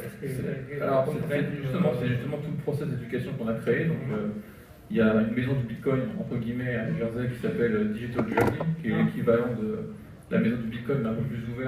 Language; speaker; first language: French; native; French